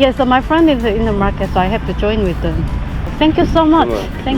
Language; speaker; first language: English; non-native, fluent; Korean